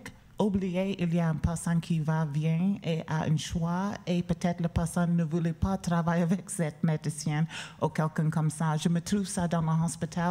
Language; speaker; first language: French; non-native, learner; English